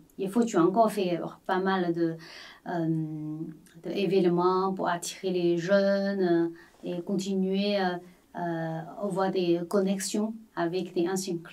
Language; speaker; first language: French; non-native, learner; Chinese